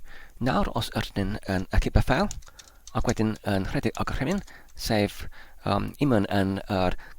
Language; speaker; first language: Welsh; non-native, learner; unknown